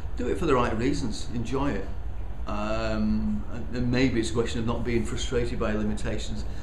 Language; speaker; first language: English; native; English